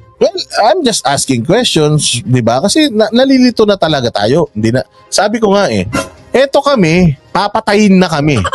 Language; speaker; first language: Filipino; non-native, local second language; Iloko